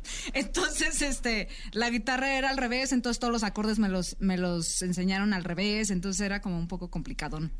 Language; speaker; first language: Spanish; native; Spanish